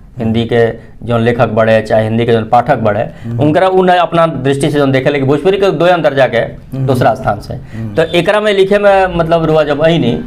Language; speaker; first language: Bhojpuri; native; Bhojpuri